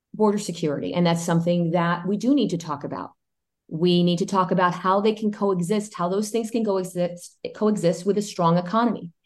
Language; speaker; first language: English; early bilingual, other home language; Spanish